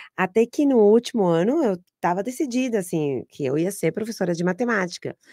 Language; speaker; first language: Portuguese; non-native, fluent; Spanish